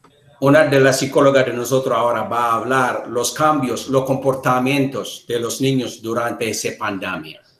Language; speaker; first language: Spanish; non-native, learner; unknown